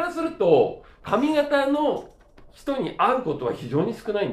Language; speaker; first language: Japanese; native; Japanese